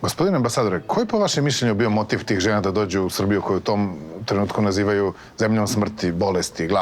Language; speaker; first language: Bosnian; native; Bosnian